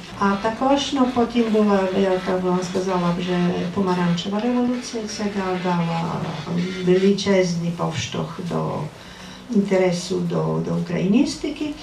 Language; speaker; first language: Ukrainian; non-native, fluent; Italian